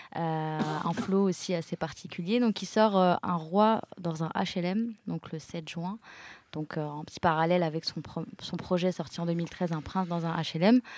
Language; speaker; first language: French; native; French